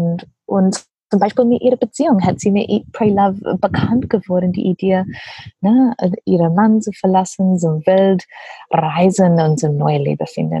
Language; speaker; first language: German; non-native, learner; English